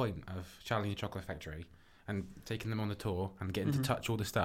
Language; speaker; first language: English; native; English